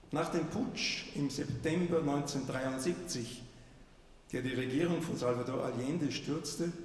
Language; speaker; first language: German; native; German